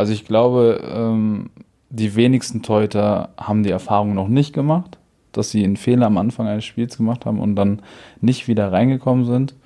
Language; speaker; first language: German; native; German